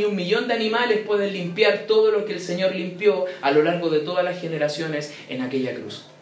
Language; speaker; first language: Spanish; native; Spanish